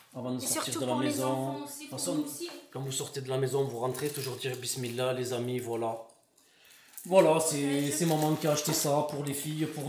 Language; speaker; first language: French; native; French